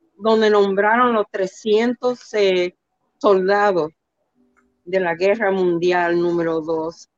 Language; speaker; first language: Spanish; early bilingual, heritage; Spanish